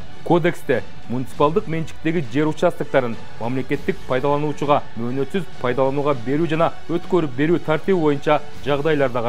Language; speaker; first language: Kyrgyz; native; Kyrgyz